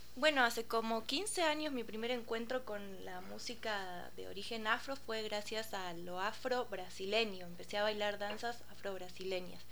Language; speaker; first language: Spanish; native; Spanish